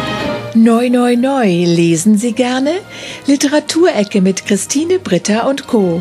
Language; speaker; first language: German; native; German